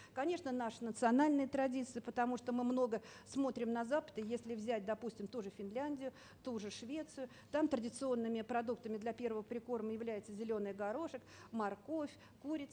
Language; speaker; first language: Russian; native; Russian